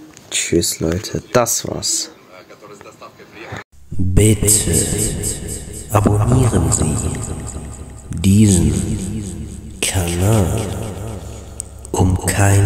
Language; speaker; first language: German; native; German